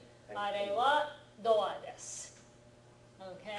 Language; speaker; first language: Japanese; non-native, fluent; English